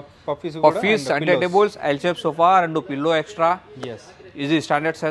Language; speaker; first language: Telugu; non-native, local second language; Urdu